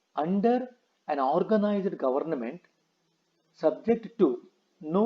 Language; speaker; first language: English; non-native, local second language; Kannada